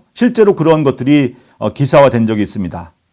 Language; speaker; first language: Korean; native; Korean